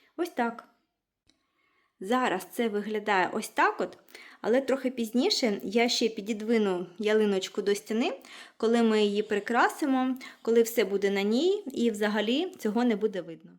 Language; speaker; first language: Ukrainian; native; Ukrainian